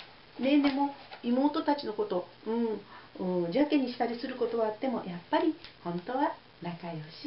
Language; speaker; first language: Japanese; native; Japanese